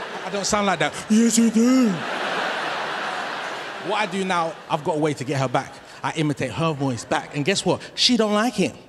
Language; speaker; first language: English; native; English